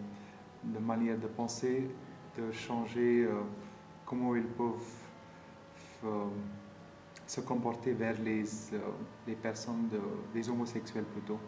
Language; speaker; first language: French; non-native, fluent; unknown